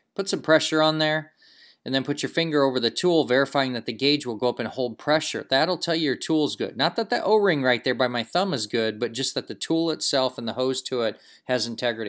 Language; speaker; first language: English; native; English